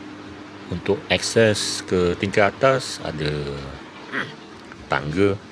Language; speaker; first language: Malay; native; Malay